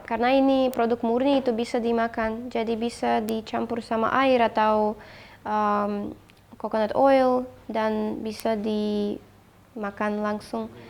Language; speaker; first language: Indonesian; non-native, fluent; Russian